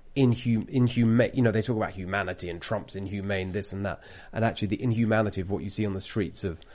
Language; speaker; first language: English; native; English